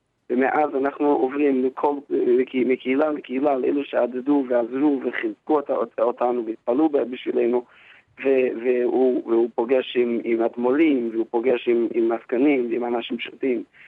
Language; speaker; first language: Hebrew; non-native, fluent; English